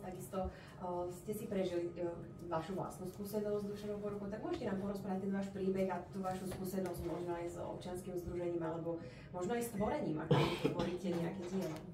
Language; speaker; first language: Slovak; native; Slovak